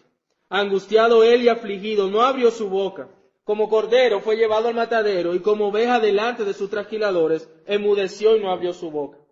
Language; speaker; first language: Spanish; native; Spanish